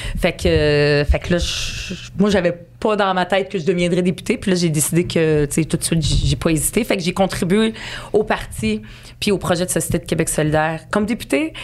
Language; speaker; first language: French; early bilingual, other home language; Arabic